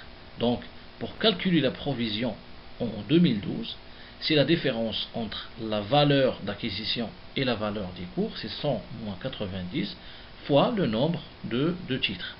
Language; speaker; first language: French; non-native, local second language; Arabic